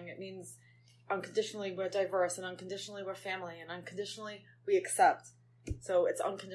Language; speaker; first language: English; native; English